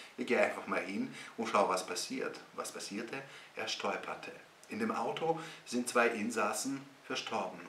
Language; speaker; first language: German; non-native, fluent; Russian